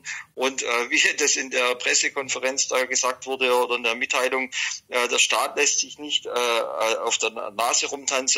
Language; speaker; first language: German; native; German